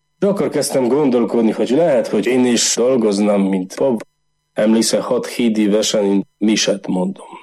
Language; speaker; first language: Hungarian; non-native, learner; Polish